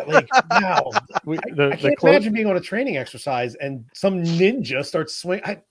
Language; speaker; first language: English; native; English